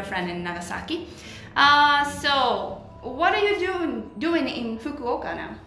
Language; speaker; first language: English; non-native, fluent; Japanese